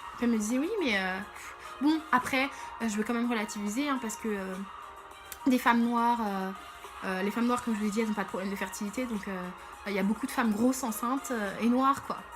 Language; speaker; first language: French; early bilingual, other home language; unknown